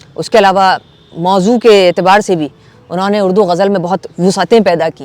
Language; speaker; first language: Urdu; native; Urdu